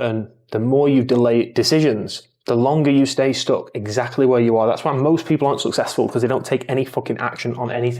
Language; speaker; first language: English; native; English